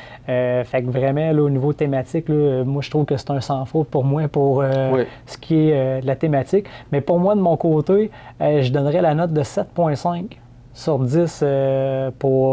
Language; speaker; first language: French; native; French